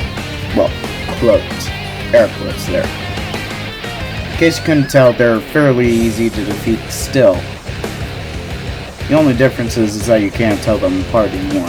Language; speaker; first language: English; native; English